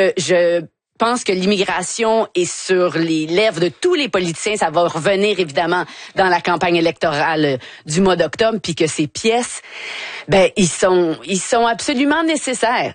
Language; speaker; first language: French; native; French